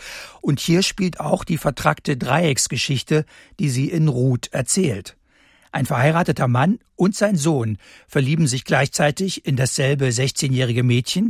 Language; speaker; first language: German; native; German